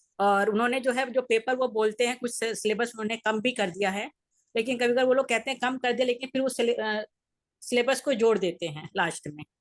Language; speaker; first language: Hindi; native; Hindi